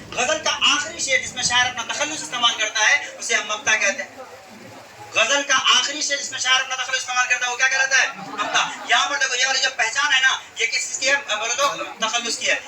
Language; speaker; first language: Urdu; native; Urdu